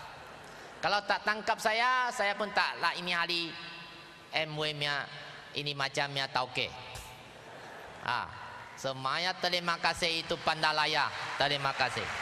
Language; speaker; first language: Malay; non-native, local second language; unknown